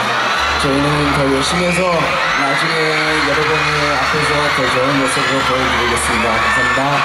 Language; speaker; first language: Korean; non-native, fluent; Thai